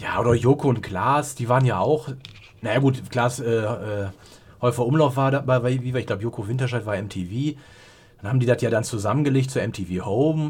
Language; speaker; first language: German; native; German